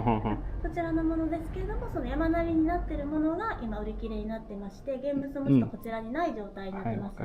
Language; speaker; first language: Japanese; native; Japanese